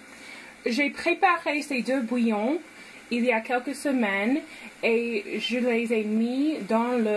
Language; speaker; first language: French; non-native, fluent; English